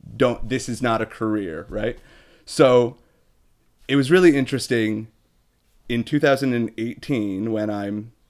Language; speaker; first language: English; native; English